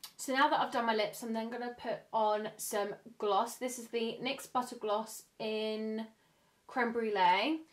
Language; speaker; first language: English; native; English